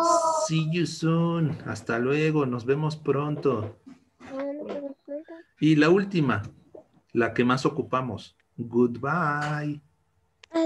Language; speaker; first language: Spanish; native; Spanish